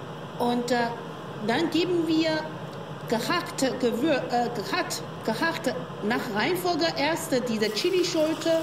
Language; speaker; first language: German; non-native, learner; Chinese